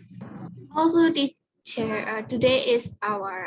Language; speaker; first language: English; non-native, learner; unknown